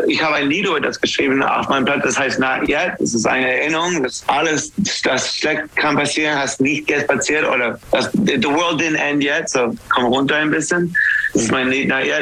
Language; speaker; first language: German; non-native, learner; English